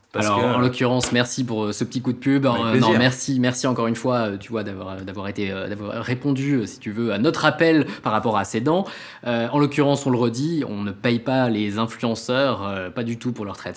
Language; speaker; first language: French; native; French